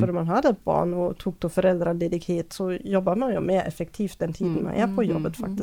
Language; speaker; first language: Swedish; non-native, fluent; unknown